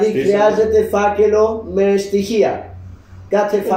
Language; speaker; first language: Greek; non-native, learner; Urdu